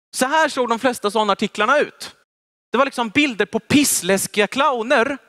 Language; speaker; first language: Swedish; native; Swedish